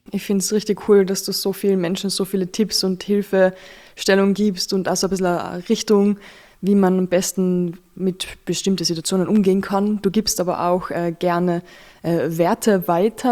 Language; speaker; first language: German; native; German